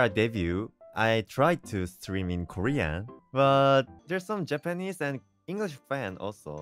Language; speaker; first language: English; non-native, learner; Korean